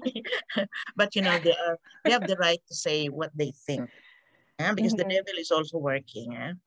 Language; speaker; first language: English; non-native, local second language; Hiligaynon